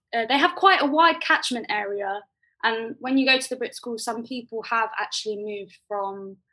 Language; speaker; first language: English; native; English